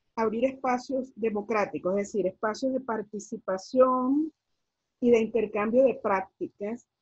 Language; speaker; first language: Spanish; native; Spanish